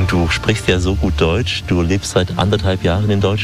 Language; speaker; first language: German; native; German